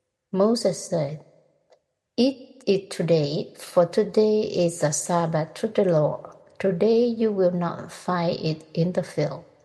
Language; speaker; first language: English; non-native, learner; Chinese